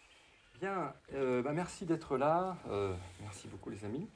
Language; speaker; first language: French; native; French